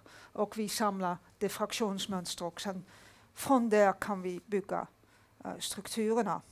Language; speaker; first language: Swedish; non-native, fluent; Dutch